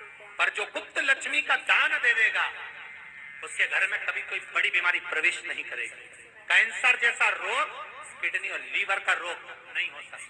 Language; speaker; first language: Hindi; native; Hindi